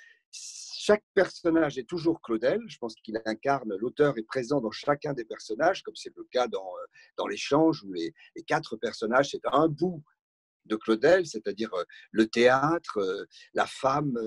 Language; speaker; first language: French; native; French